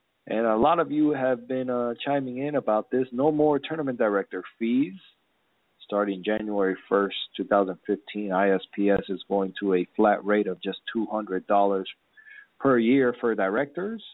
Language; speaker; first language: English; early bilingual, other home language; Spanish